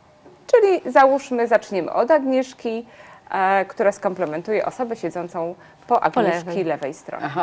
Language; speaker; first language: Polish; native; Polish